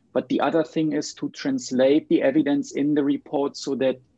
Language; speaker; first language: English; non-native, fluent; German